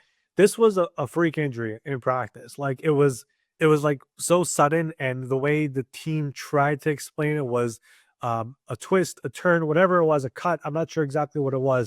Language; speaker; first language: English; native; English